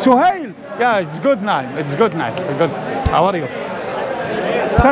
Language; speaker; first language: English; non-native, learner; Arabic